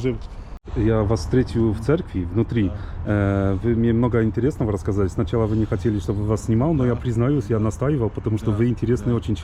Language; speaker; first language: Russian; non-native, fluent; Polish